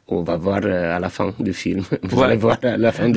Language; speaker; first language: French; non-native, fluent; Romanian